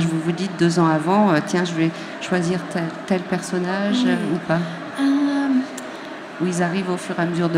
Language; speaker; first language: French; native; French